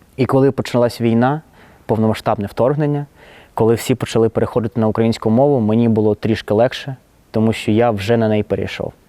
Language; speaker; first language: Ukrainian; non-native, local second language; Russian